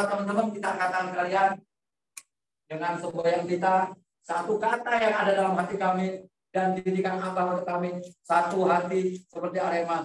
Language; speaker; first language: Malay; non-native, local second language; Javanese